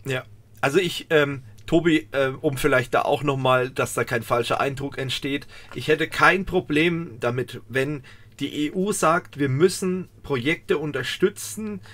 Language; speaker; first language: German; native; German